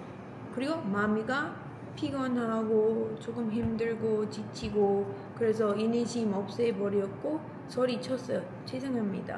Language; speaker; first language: Korean; non-native, learner; English